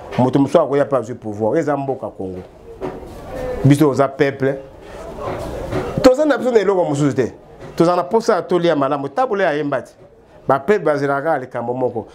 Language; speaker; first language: Lingala; native; Lingala